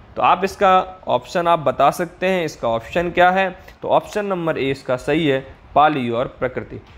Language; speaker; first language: Hindi; native; Hindi